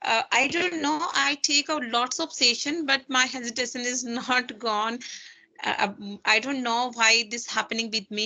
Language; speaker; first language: English; non-native, learner; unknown